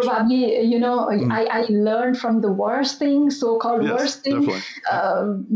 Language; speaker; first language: English; non-native, local second language; Nepali